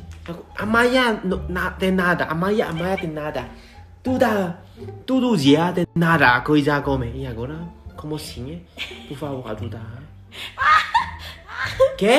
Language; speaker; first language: Portuguese; non-native, learner; Chinese